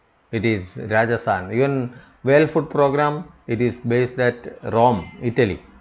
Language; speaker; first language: English; non-native, local second language; Malayalam